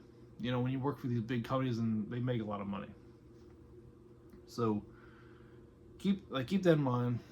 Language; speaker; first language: English; native; English